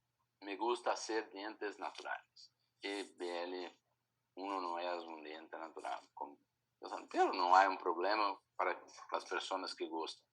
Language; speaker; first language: Spanish; non-native, fluent; Portuguese